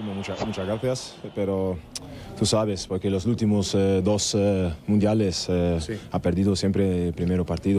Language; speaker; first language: Spanish; non-native, fluent; German